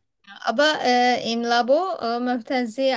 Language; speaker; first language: German; non-native, learner; Turkish